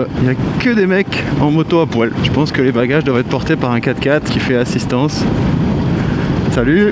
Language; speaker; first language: French; native; French